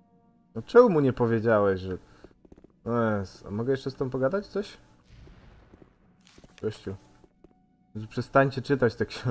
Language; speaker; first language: Polish; native; Polish